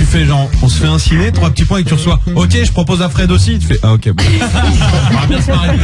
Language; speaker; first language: French; native; French